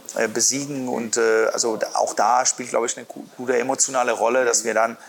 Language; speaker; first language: German; non-native, fluent; Spanish